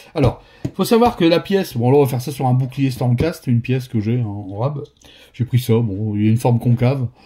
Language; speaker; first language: French; native; French